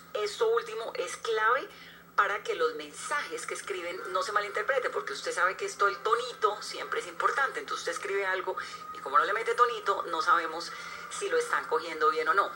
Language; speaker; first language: Spanish; native; Spanish